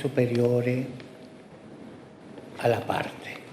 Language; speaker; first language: Italian; non-native, fluent; Spanish